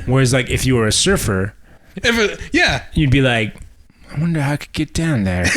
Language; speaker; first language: English; native; English